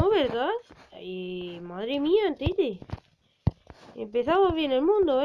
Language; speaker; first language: Spanish; native; Spanish